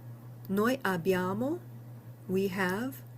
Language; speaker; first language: Italian; non-native, learner; English